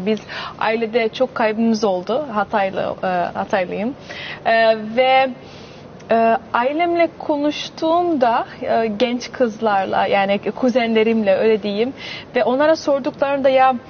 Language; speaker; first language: Turkish; early bilingual, heritage; Turkish